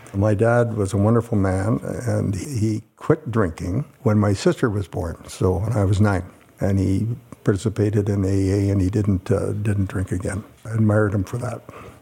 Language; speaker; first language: English; native; English